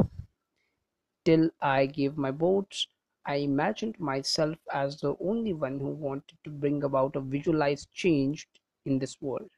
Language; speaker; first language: English; non-native, local second language; Hindi